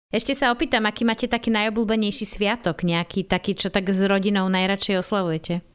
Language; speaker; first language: Slovak; native; Slovak